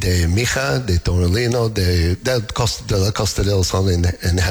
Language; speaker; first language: Spanish; non-native, learner; English